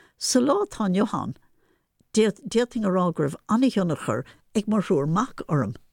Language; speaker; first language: Irish; non-native, local second language; English